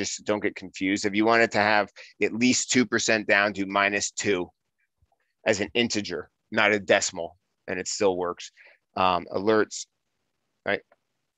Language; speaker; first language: English; native; English